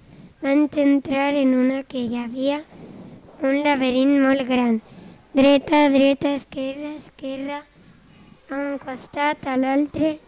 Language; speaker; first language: Catalan; non-native, local second language; Spanish